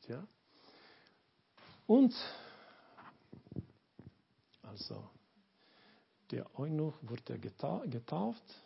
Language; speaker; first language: German; non-native, learner; Lithuanian